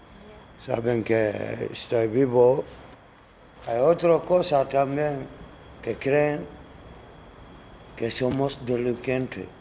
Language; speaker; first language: Spanish; non-native, learner; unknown